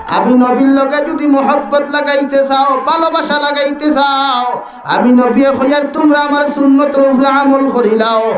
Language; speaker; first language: Bangla; native; Bangla